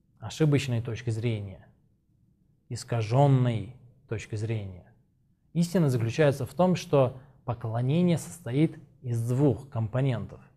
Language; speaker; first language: Russian; non-native, local second language; Azerbaijani